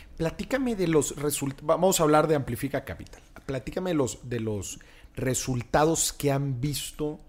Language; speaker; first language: Spanish; native; Spanish